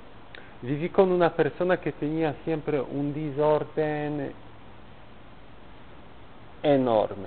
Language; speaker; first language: Spanish; non-native, learner; Polish